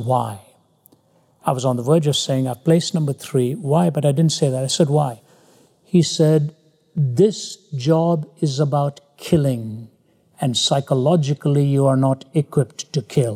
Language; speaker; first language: English; non-native, local second language; Hindi